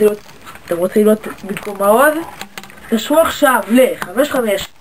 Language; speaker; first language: Hebrew; native; Hebrew